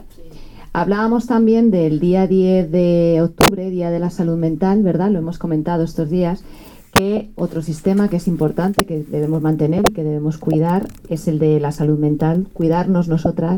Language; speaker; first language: Spanish; native; Spanish